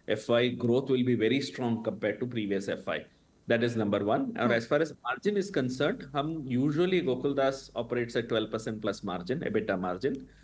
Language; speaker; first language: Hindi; non-native, local second language; Tamil